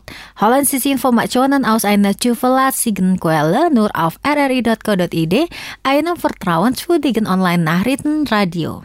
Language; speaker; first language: German; non-native, fluent; Indonesian